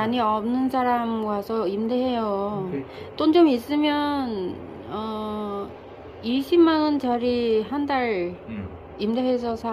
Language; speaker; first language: Korean; non-native, learner; Vietnamese